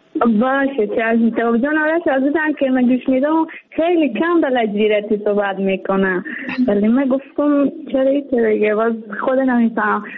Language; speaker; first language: Persian; native; Persian